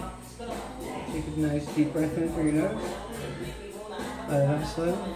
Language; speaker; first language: English; native; English